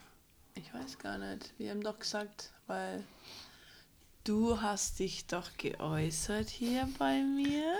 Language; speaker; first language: German; non-native, fluent; English